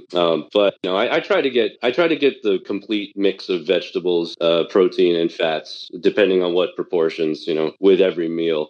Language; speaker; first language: English; early bilingual, other home language; Chinese